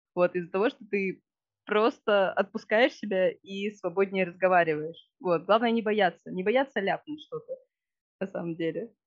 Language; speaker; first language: Russian; native; Russian